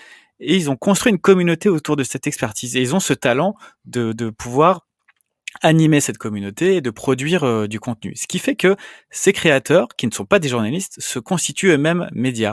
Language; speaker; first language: French; native; French